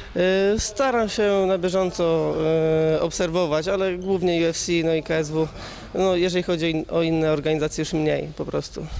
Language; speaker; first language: Polish; native; Polish